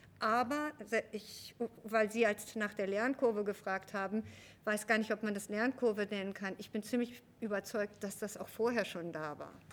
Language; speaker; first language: German; early bilingual, other home language; Persian